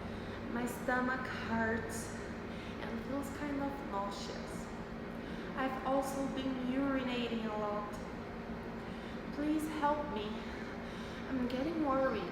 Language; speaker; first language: English; non-native, fluent; Portuguese